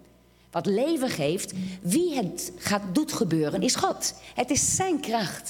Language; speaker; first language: Dutch; non-native, fluent; Portuguese